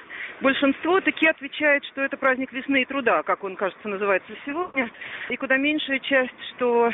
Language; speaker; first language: Russian; native; Russian